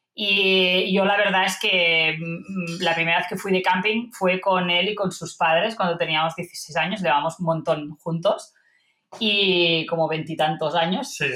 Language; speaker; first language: Spanish; non-native, local second language; Catalan